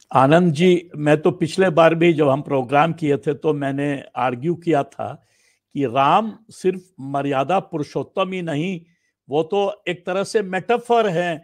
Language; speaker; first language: Hindi; native; Hindi